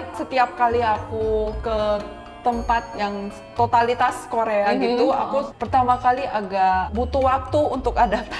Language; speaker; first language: Indonesian; early bilingual, other home language; Korean